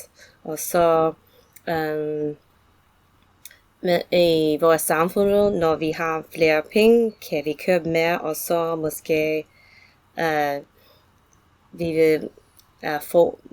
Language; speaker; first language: Danish; non-native, learner; English